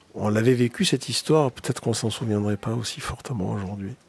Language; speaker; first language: French; native; French